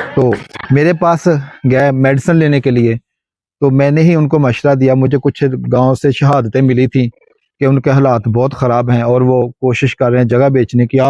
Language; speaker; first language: Urdu; non-native, local second language; Punjabi